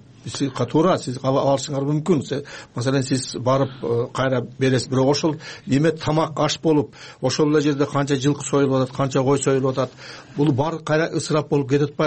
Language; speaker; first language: Kyrgyz; native; Kyrgyz